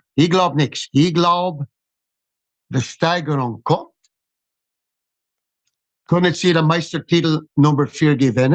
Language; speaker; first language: German; non-native, fluent; English